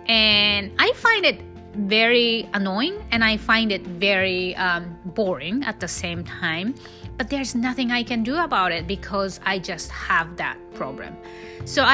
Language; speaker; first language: English; non-native, fluent; Japanese